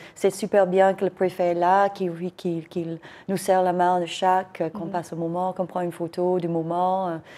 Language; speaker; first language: French; non-native, fluent; English